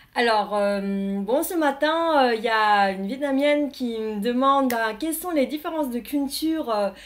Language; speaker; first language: French; non-native, fluent; Vietnamese